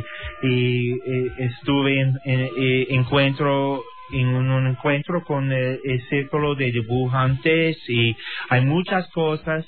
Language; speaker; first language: Spanish; non-native, learner; English